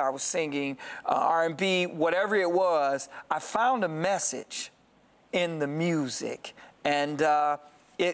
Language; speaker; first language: English; native; English